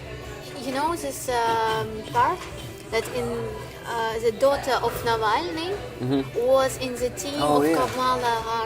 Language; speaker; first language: English; non-native, learner; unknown